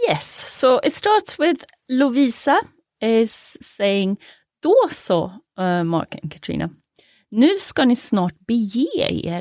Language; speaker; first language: Swedish; native; Swedish